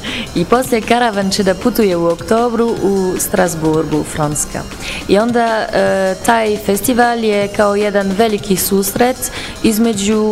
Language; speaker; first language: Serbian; non-native, learner; French